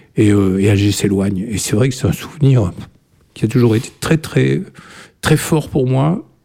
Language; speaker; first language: French; native; French